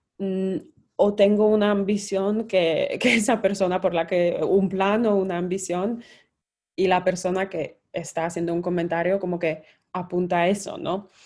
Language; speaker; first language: Spanish; non-native, fluent; Polish